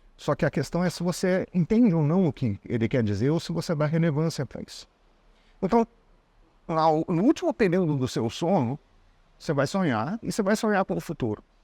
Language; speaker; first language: Portuguese; non-native, fluent; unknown